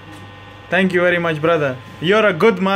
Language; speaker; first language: English; non-native, learner; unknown